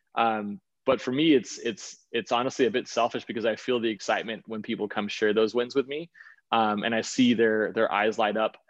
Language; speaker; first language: English; early bilingual, other home language; Danish